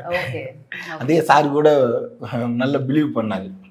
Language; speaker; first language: Telugu; non-native, learner; Tamil